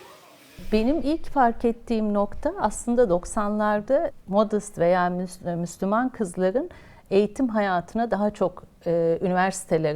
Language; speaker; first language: Turkish; native; Turkish